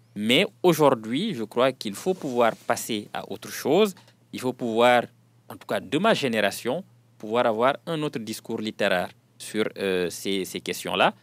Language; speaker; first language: French; non-native, local second language; Wolof